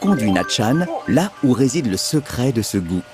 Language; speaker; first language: French; native; French